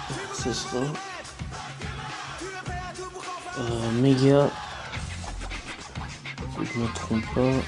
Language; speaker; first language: French; native; French